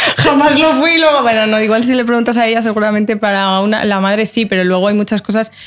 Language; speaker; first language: Spanish; early bilingual, other home language; Portuguese